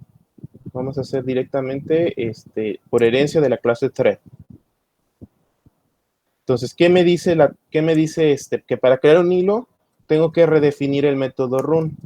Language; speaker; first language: Spanish; native; Spanish